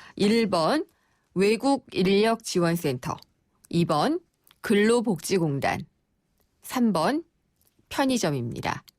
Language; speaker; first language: Korean; native; Korean